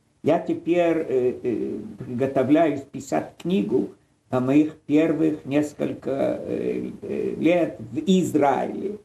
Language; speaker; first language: Russian; non-native, fluent; Polish